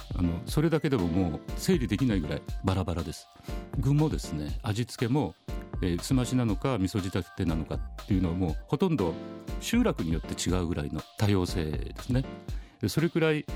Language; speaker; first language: Japanese; native; Japanese